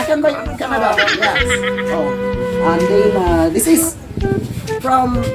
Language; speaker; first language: English; non-native, learner; Filipino